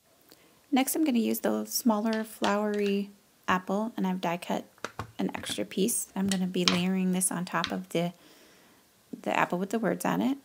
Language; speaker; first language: English; native; English